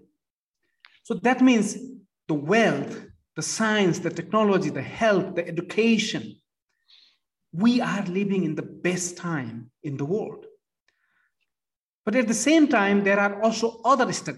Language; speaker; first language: English; non-native, local second language; Nepali